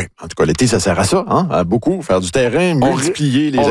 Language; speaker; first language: French; native; French